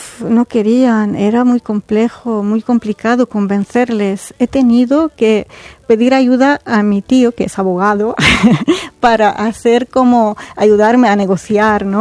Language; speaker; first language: Spanish; non-native, fluent; Arabic